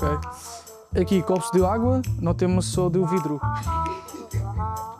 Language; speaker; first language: Portuguese; non-native, learner; Nepali